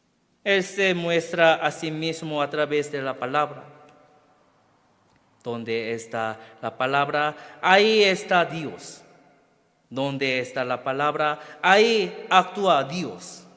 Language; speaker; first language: Spanish; non-native, fluent; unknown